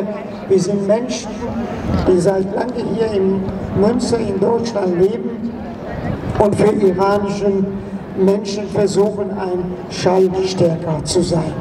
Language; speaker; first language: German; non-native, fluent; Persian